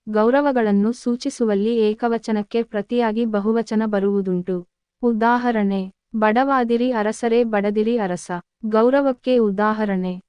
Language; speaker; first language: Kannada; native; Kannada